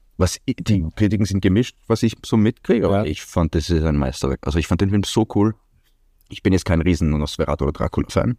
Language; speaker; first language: German; non-native, fluent; Icelandic